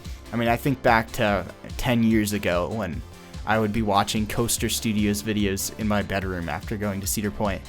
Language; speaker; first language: English; native; English